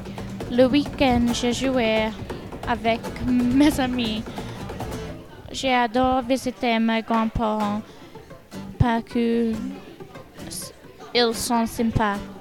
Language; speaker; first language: French; non-native, learner; English